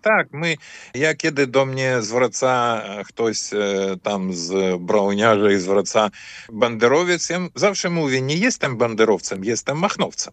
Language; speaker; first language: Polish; non-native, fluent; Ukrainian